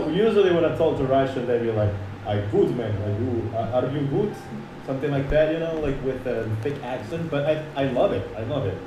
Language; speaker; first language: English; non-native, fluent; Indonesian